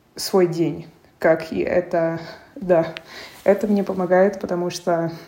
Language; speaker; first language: Russian; non-native, fluent; English